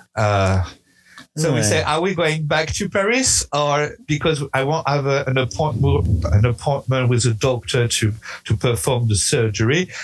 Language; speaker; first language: English; non-native, fluent; French